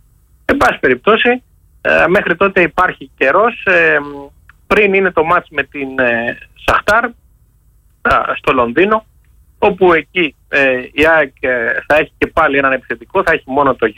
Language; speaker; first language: Greek; native; Greek